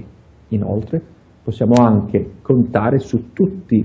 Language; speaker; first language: Italian; native; Italian